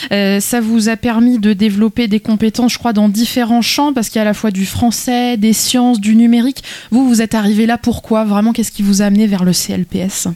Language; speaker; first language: French; native; French